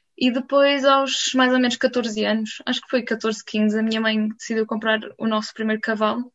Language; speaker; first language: Portuguese; early bilingual, heritage; Portuguese